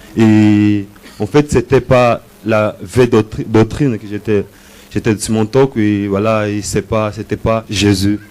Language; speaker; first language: French; non-native, learner; Portuguese